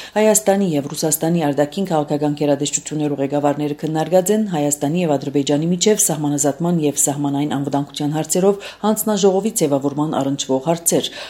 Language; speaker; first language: Armenian; early bilingual, heritage; Armenian